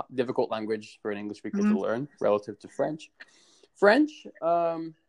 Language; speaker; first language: English; native; English